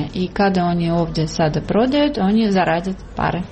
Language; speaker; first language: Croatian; non-native, learner; Russian